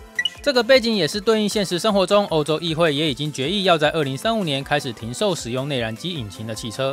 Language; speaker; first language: Chinese; native; Chinese